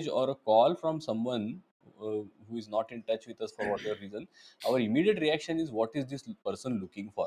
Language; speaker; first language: English; non-native, local second language; Marathi